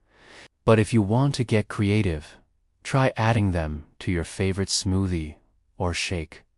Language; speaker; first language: English; native; English